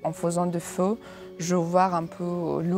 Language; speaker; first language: French; non-native, fluent; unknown